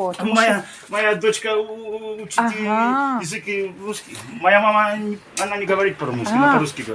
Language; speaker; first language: Russian; early bilingual, heritage; Russian